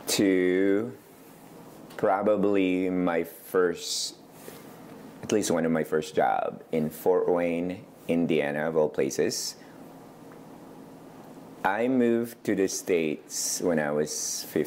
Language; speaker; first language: English; non-native, local second language; Iloko